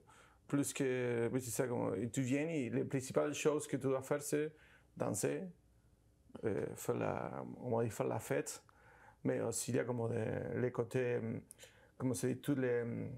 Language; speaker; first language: French; non-native, learner; Spanish